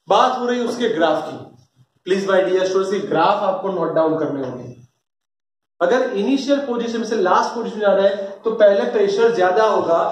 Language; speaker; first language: Hindi; non-native, local second language; Gujarati